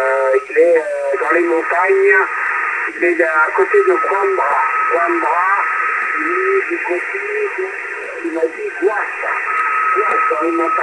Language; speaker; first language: French; native; French